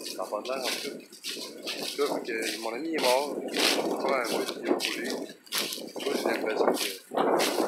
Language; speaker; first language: French; native; French